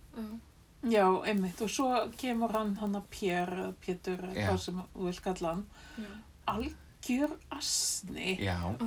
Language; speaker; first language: Icelandic; non-native, fluent; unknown